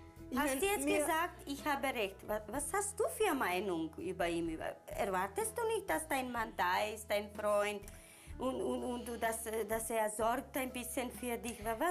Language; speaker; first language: German; non-native, learner; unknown